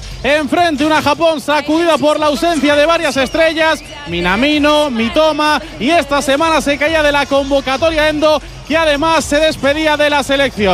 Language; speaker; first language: Spanish; native; Spanish